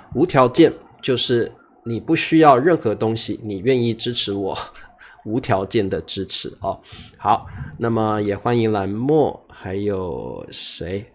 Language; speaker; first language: Chinese; native; Chinese